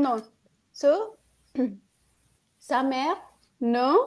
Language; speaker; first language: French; non-native, fluent; Hindi